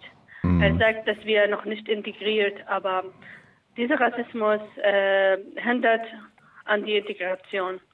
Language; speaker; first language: German; non-native, learner; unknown